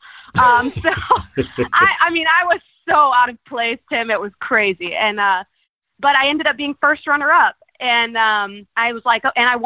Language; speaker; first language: English; native; English